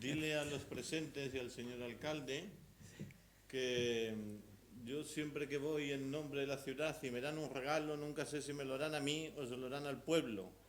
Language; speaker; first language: Spanish; native; Spanish